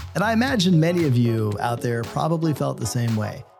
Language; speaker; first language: English; native; English